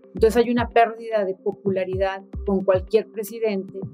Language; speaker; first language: Spanish; native; Spanish